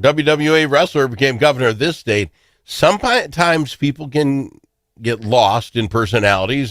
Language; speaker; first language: English; native; English